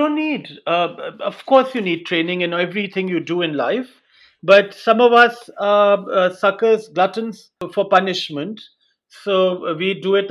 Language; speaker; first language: English; non-native, local second language; Hindi